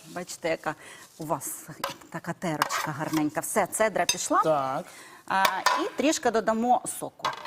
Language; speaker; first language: Ukrainian; native; Ukrainian